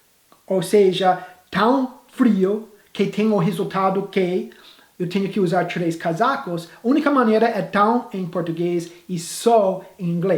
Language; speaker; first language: Portuguese; non-native, fluent; English